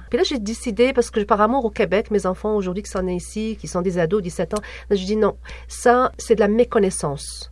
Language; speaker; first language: French; non-native, local second language; Arabic